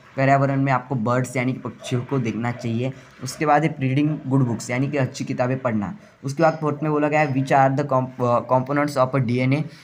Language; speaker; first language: Hindi; non-native, local second language; Marathi